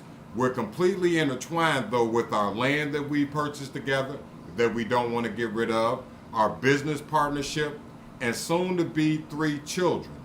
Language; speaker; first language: English; native; English